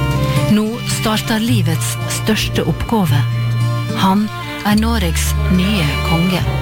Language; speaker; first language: Norwegian; native; Norwegian